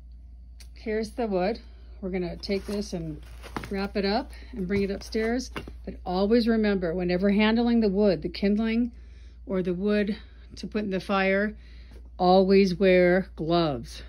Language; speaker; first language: English; native; English